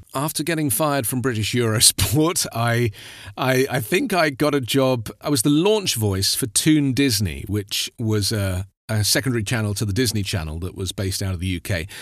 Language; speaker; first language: English; native; English